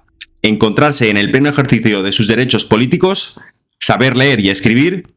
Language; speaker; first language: Spanish; native; Spanish